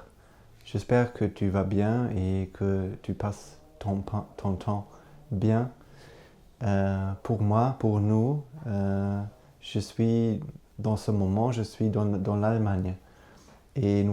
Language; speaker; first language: French; non-native, learner; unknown